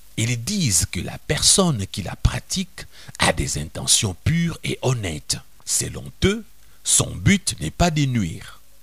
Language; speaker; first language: French; non-native, local second language; Lingala